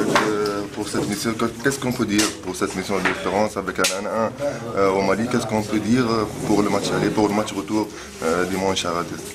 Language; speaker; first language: French; non-native, local second language; Arabic